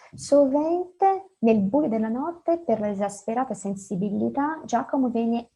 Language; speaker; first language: Italian; non-native, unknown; Portuguese